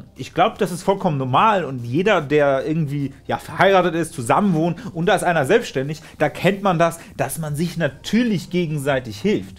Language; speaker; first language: German; native; German